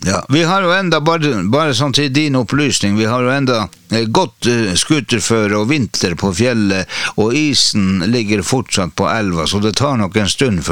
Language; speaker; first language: Norwegian; native; Norwegian